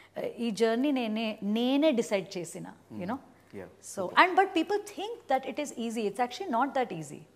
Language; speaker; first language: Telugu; early bilingual, heritage; Telugu